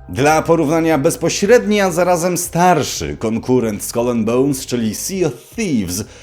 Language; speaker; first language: Polish; native; Polish